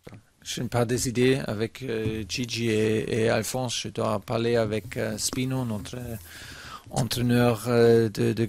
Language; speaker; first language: French; non-native, fluent; German